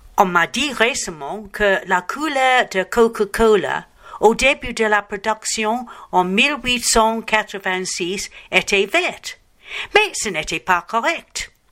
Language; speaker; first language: French; non-native, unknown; English